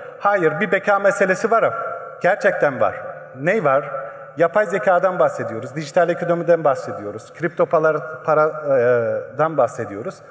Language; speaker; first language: Turkish; early bilingual, heritage; Turkish